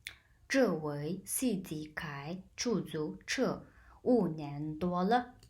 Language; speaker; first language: Chinese; non-native, fluent; Mongolian